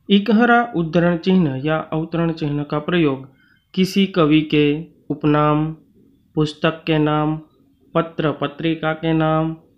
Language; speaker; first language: Hindi; non-native, local second language; Gujarati